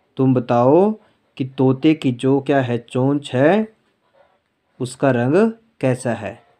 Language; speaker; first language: Hindi; native; Hindi